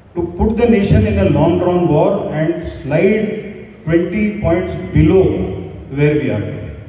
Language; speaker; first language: English; non-native, local second language; Marathi